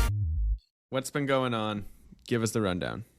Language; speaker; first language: English; native; English